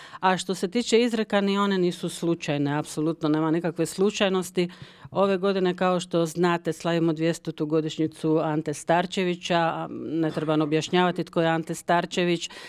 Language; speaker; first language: Croatian; early bilingual, heritage; Croatian